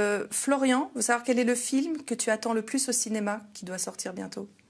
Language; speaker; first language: French; native; French